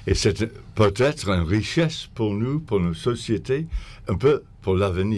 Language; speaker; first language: French; non-native, fluent; English